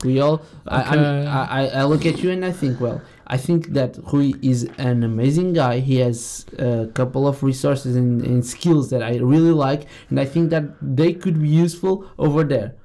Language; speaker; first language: English; non-native, fluent; Portuguese